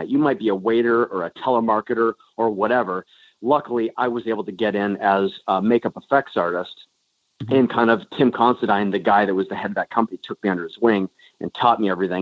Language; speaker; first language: English; native; English